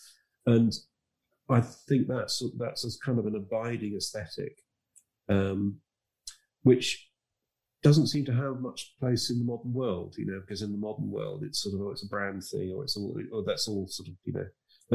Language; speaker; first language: English; native; English